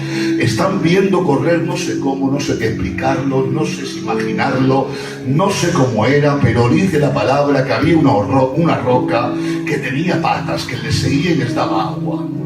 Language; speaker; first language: Spanish; native; Spanish